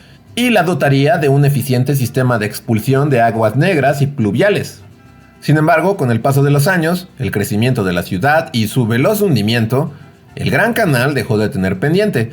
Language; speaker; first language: Spanish; native; Spanish